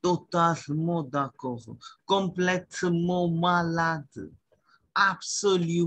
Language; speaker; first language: French; non-native, fluent; Hindi